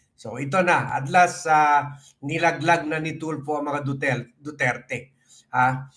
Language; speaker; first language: Filipino; native; Filipino